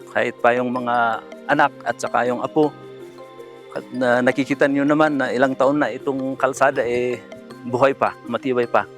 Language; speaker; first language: Filipino; non-native, local second language; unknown